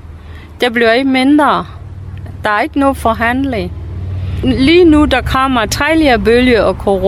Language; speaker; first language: Danish; non-native, fluent; Burmese